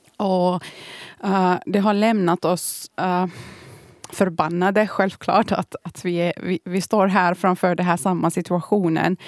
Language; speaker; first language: Swedish; early bilingual, other home language; Kurdish